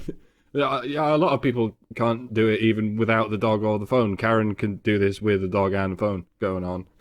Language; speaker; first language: English; native; English